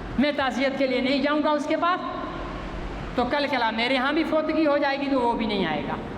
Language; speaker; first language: Urdu; non-native, local second language; Sindhi